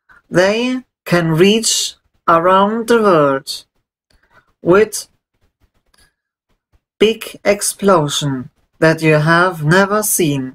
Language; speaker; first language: English; non-native, learner; German